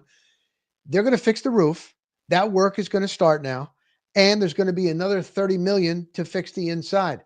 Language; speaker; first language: English; native; English